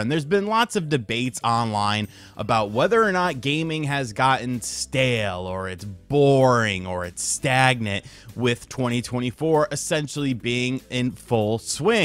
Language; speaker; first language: English; native; English